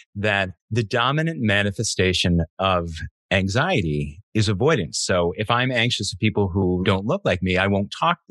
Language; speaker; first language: English; native; English